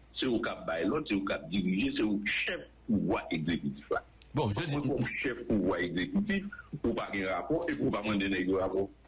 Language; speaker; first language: French; non-native, local second language; Haitian Creole